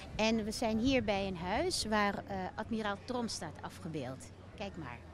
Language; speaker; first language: Dutch; native; Dutch